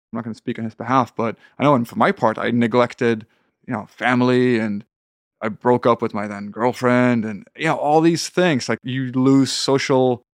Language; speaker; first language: English; non-native, fluent; Swedish